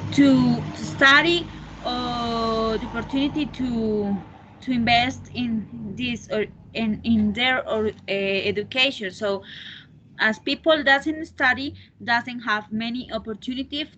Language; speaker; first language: English; non-native, learner; Spanish